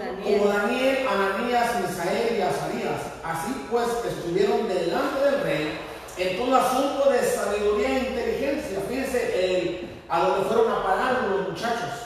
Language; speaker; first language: Spanish; native; Spanish